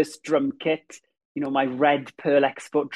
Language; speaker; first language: English; native; English